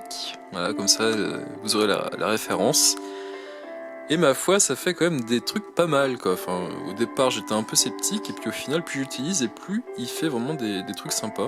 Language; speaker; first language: French; native; French